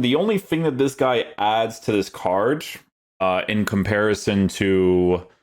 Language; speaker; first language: English; native; English